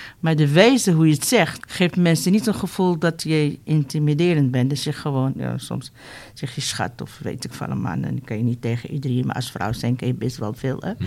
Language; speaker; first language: Dutch; non-native, fluent; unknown